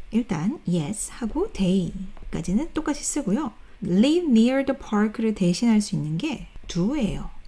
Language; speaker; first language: Korean; native; Korean